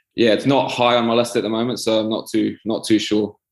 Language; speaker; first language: English; native; English